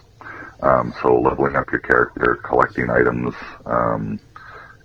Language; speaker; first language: English; native; English